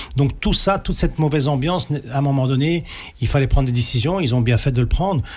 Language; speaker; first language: French; native; French